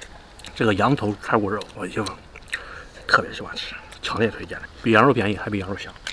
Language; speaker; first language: Chinese; native; Chinese